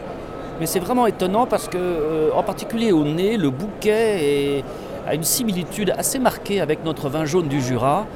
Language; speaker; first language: French; native; French